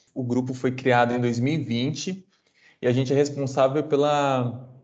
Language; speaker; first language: English; non-native, fluent; Portuguese